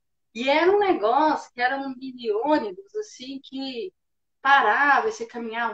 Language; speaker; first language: Portuguese; native; Portuguese